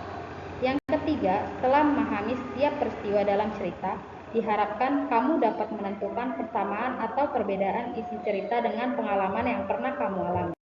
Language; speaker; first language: Indonesian; native; Indonesian